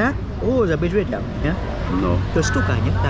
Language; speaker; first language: Polish; non-native, learner; Khmer